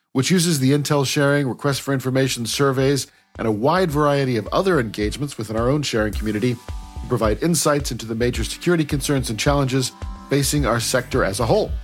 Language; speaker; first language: English; early bilingual, other home language; Dutch